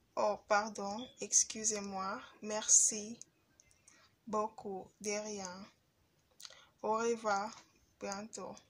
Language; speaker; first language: French; non-native, learner; Kabuverdianu